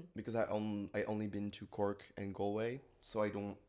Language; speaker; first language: English; non-native, fluent; French